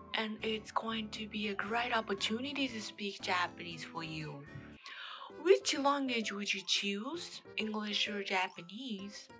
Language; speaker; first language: English; non-native, learner; Japanese